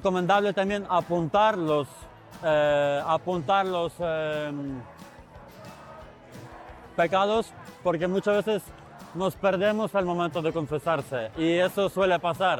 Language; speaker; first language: Spanish; non-native, fluent; Ukrainian